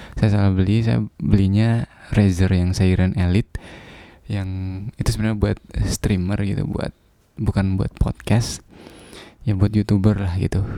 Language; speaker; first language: Indonesian; non-native, local second language; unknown